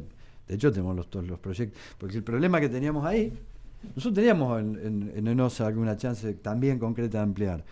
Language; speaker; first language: Spanish; native; Spanish